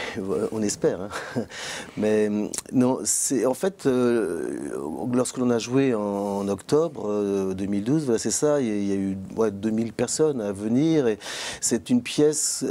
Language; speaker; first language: French; native; French